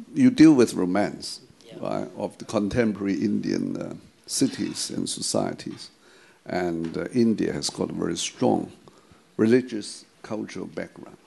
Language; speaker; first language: English; non-native, local second language; Chinese